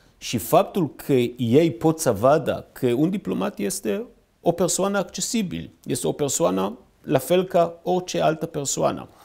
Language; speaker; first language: Romanian; early bilingual, heritage; Hebrew